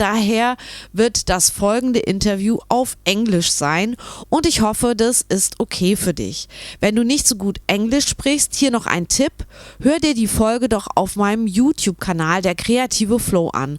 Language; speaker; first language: German; native; German